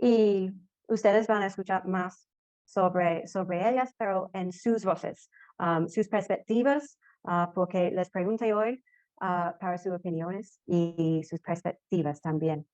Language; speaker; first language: Spanish; non-native, fluent; English